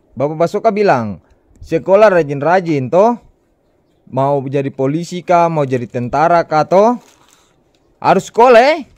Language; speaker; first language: Indonesian; native; Indonesian